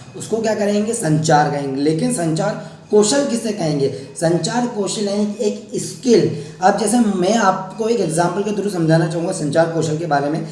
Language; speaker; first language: Hindi; native; Hindi